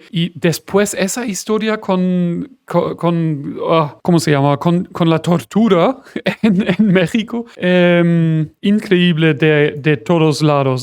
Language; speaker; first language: Spanish; non-native, fluent; German